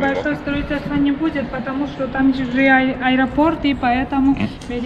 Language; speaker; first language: Russian; non-native, learner; Georgian